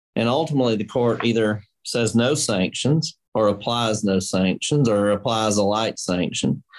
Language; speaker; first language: English; native; English